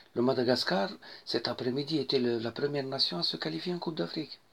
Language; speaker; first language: French; non-native, local second language; Arabic